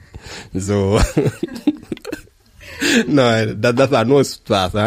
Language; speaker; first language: German; non-native, learner; French